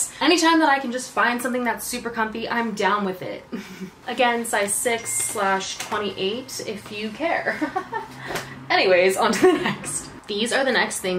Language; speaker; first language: English; native; English